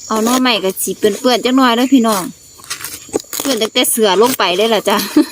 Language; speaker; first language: Thai; native; Thai